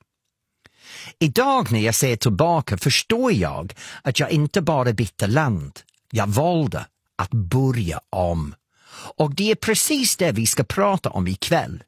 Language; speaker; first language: Swedish; non-native, fluent; English